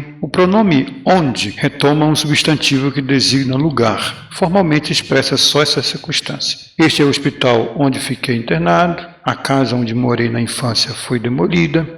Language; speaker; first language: Portuguese; native; Portuguese